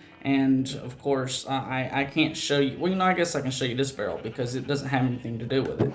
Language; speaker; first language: English; native; English